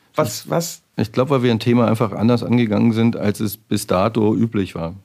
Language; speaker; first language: German; native; German